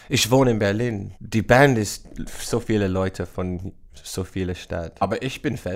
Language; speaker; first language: German; non-native, learner; English